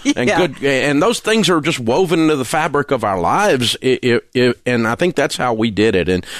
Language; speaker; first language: English; native; English